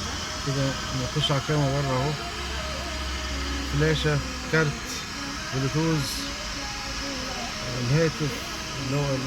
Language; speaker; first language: Arabic; native; Arabic